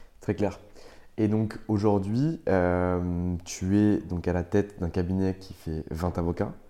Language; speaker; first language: French; native; French